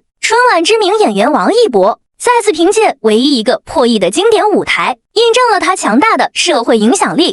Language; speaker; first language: Chinese; native; Chinese